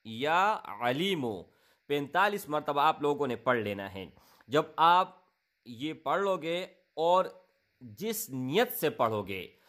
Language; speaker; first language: Urdu; non-native, local second language; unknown